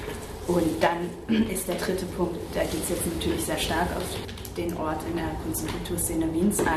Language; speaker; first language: German; native; German